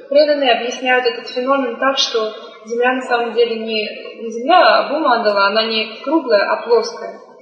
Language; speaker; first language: Russian; native; Russian